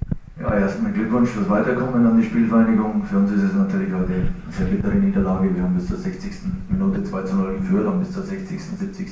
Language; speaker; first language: German; native; German